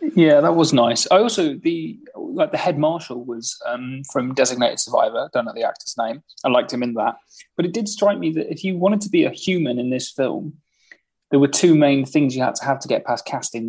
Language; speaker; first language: English; native; English